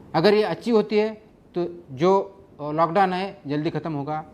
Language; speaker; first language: Hindi; non-native, local second language; Marathi